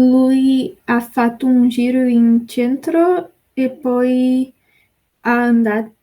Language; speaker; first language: Italian; non-native, learner; Portuguese